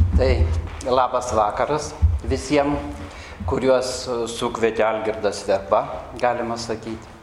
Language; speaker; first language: Lithuanian; native; Lithuanian